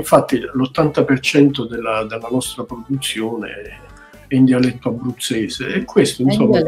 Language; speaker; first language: Italian; native; Italian